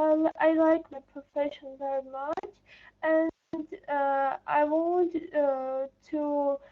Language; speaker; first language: English; non-native, learner; Armenian